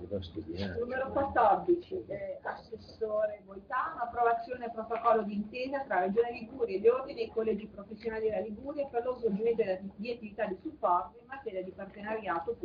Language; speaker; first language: Italian; native; Italian